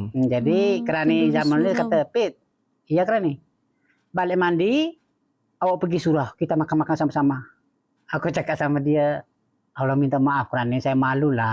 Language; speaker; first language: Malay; non-native, fluent; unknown